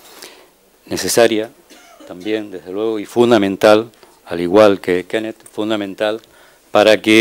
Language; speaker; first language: Spanish; native; Spanish